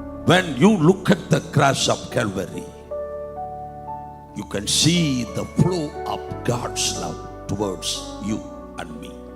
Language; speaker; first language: English; non-native, local second language; Tamil